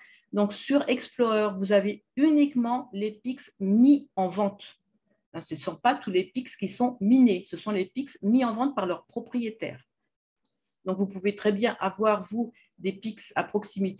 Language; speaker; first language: French; native; French